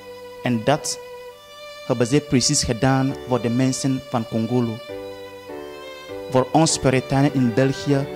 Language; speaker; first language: Dutch; non-native, fluent; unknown